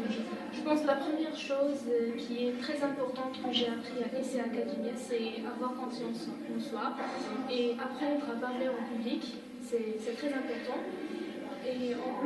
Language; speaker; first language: French; non-native, fluent; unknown